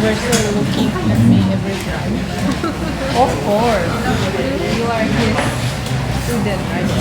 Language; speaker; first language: English; non-native, learner; Malay